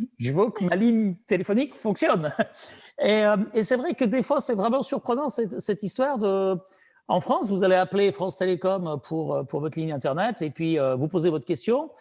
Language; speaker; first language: French; native; French